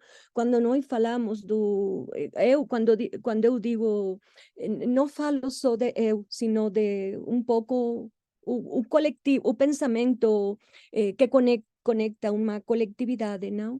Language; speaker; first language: Portuguese; non-native, fluent; Spanish